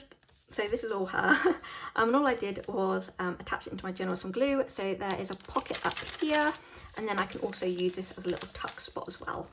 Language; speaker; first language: English; native; English